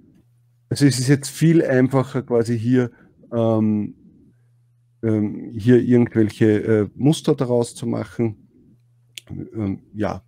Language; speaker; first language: German; native; German